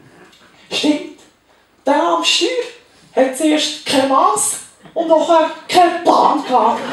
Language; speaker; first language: German; native; German